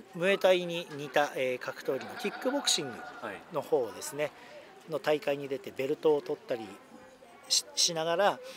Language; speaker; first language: Japanese; native; Japanese